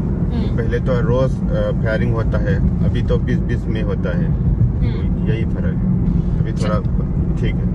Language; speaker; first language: Hindi; non-native, local second language; Manipuri